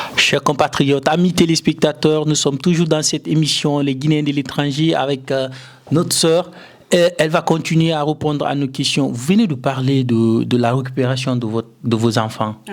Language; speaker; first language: French; non-native, local second language; Susu